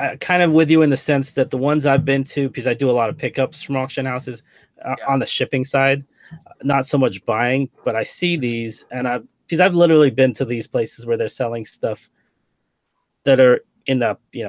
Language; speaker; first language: English; native; English